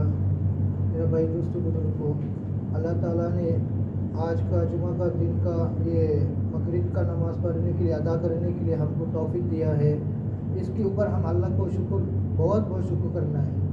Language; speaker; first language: Hindi; non-native, fluent; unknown